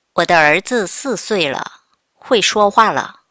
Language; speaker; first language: Chinese; non-native, fluent; Korean